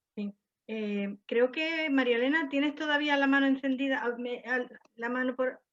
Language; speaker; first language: Spanish; native; Spanish